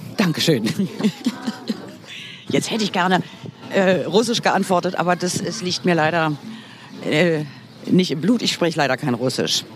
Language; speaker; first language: German; native; German